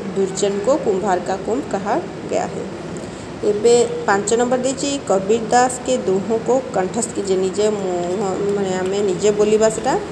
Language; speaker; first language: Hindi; non-native, local second language; Odia